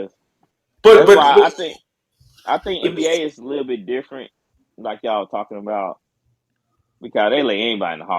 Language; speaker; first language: English; native; English